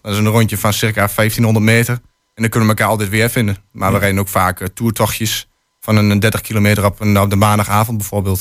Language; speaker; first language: Dutch; native; Dutch